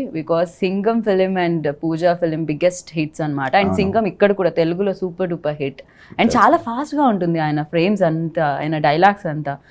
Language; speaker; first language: Telugu; native; Telugu